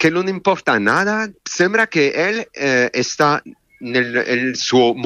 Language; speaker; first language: Spanish; non-native, learner; French